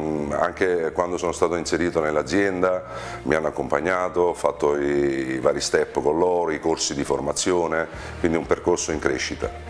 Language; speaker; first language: Italian; native; Italian